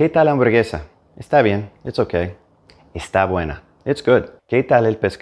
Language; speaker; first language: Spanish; non-native, fluent; English